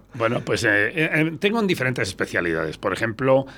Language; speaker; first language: Spanish; native; Spanish